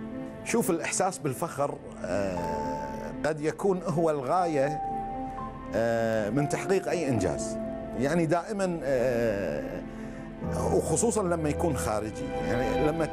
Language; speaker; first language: Arabic; native; Arabic